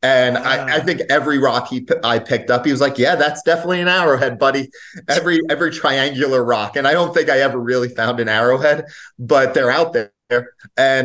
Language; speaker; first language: English; native; English